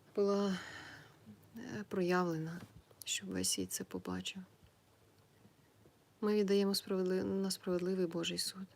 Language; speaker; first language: Ukrainian; native; Ukrainian